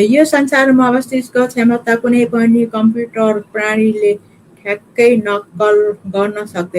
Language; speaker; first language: Nepali; native; Nepali